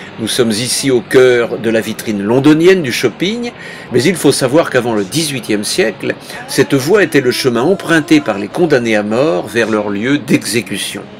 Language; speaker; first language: French; native; French